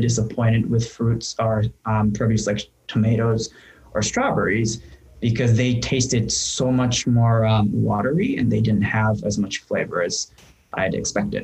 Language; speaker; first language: English; non-native, fluent; Japanese